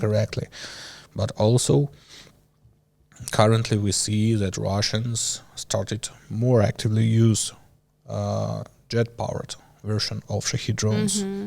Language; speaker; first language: English; non-native, learner; Ukrainian